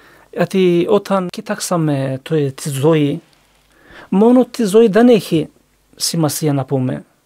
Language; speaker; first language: Greek; non-native, learner; Turkish